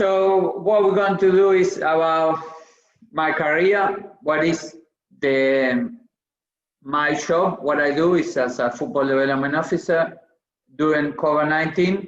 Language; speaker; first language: English; non-native, fluent; Spanish